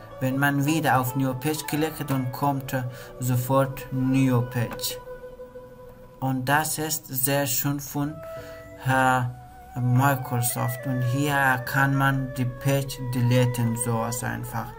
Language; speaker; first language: German; non-native, learner; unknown